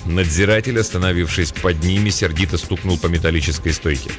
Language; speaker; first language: Russian; native; Russian